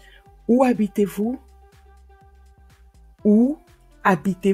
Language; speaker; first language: French; non-native, fluent; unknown